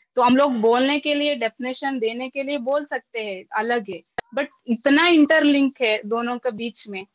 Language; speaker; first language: Hindi; non-native, local second language; Kannada